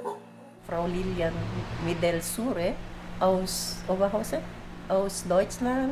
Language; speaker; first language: German; non-native, fluent; Filipino